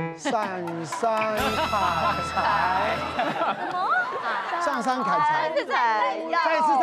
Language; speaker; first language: Chinese; native; Chinese